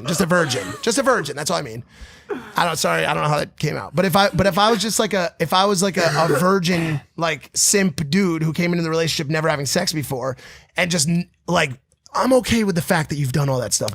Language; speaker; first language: English; native; English